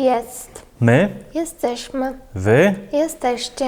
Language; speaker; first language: Polish; non-native, fluent; Ukrainian